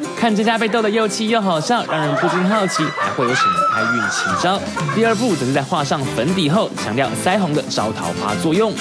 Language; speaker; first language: Chinese; native; Chinese